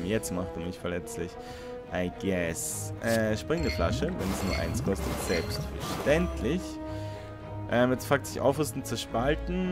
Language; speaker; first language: German; native; German